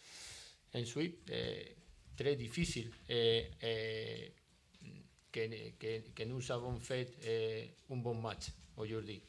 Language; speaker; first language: French; non-native, learner; Spanish